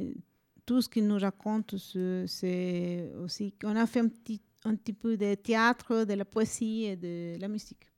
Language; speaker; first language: French; non-native, fluent; Spanish